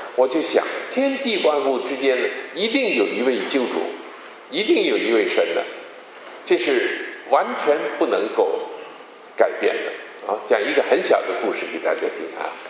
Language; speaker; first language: Chinese; non-native, local second language; Cantonese